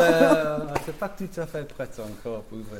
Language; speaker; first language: French; non-native, learner; English